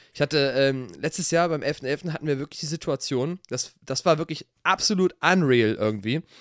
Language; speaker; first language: German; native; German